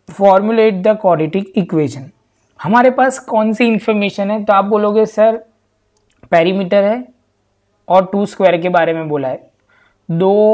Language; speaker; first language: Hindi; non-native, local second language; Gujarati